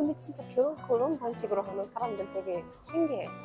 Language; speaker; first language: Korean; non-native, fluent; Arabic